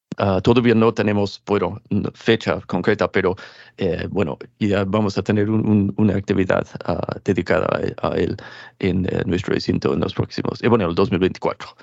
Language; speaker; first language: Spanish; non-native, fluent; English